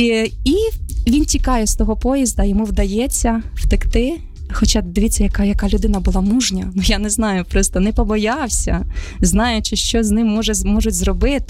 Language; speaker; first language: Ukrainian; native; Ukrainian